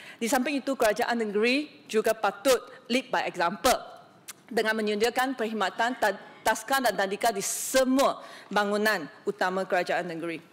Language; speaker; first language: Malay; non-native, local second language; Chinese